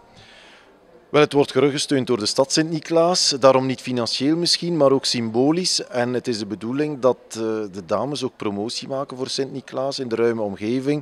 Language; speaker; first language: Dutch; native; Dutch